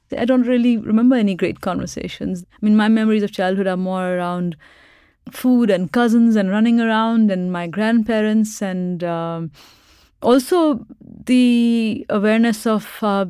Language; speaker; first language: English; non-native, local second language; Urdu